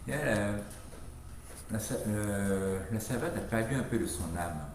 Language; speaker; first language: French; native; French